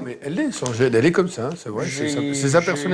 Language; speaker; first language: French; native; French